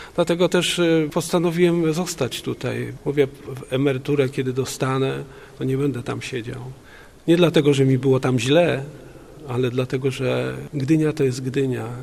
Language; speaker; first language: Polish; native; Polish